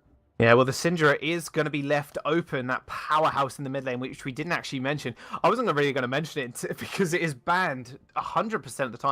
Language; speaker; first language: English; native; English